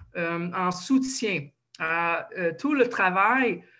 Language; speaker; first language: French; native; French